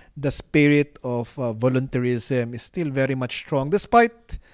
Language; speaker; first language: English; non-native, local second language; Filipino